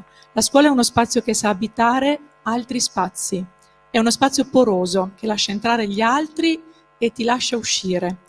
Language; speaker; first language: Italian; native; Italian